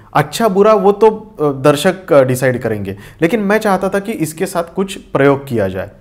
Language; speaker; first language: Hindi; non-native, local second language; Marathi